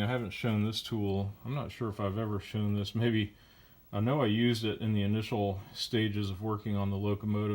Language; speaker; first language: English; native; English